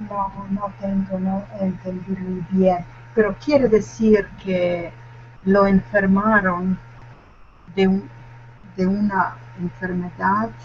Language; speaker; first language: Spanish; non-native, learner; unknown